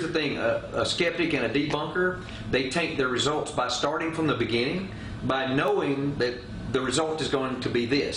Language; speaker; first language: English; native; English